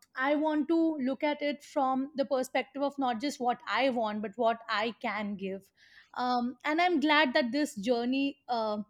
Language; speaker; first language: English; non-native, local second language; Hindi